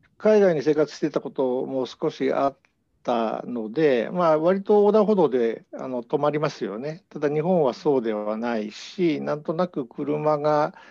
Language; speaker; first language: Japanese; native; Japanese